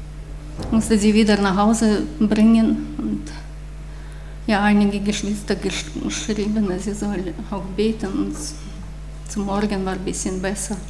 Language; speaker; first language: German; non-native, fluent; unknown